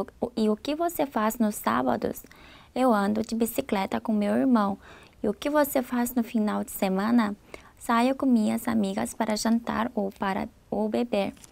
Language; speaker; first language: Portuguese; non-native, fluent; Korean